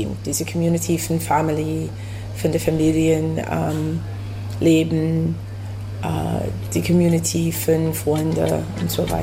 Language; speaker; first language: German; non-native, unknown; English